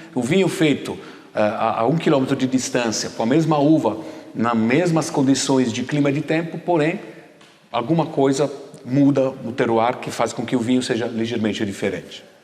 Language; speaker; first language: Portuguese; non-native, fluent; Italian